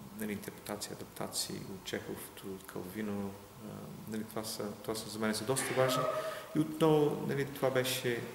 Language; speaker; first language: Bulgarian; non-native, local second language; Turkish